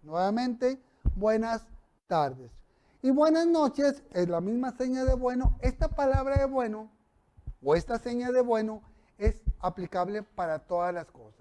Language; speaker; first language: Spanish; native; Spanish